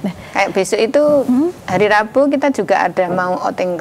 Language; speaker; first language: Indonesian; native; Indonesian